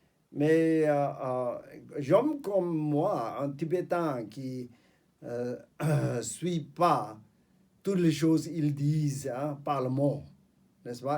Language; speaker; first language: French; non-native, fluent; Tibetan